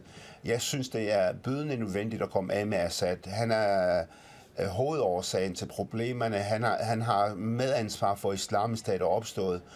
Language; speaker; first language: Danish; early bilingual, other home language; Arabic